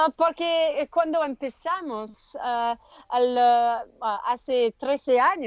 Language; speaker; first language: Spanish; non-native, learner; French